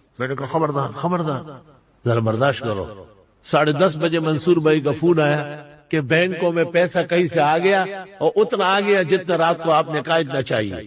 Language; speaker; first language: Urdu; non-native, local second language; Pashto